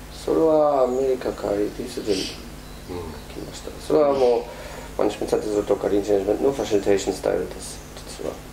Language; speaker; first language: Japanese; non-native, fluent; German